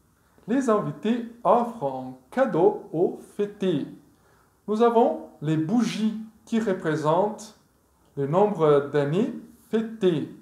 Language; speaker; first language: French; non-native, fluent; Portuguese